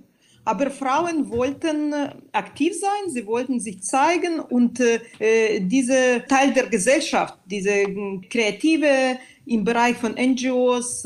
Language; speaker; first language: German; non-native, fluent; Russian